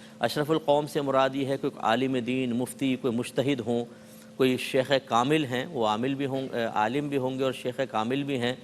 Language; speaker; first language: Urdu; native; Urdu